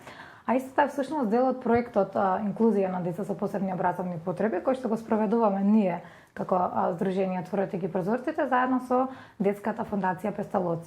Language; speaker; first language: Macedonian; native; Macedonian